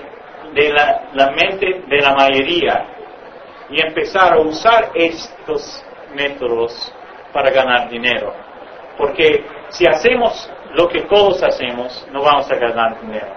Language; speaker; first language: Spanish; non-native, fluent; English